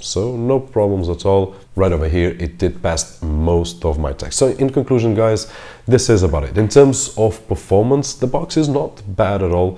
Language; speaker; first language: English; non-native, fluent; Portuguese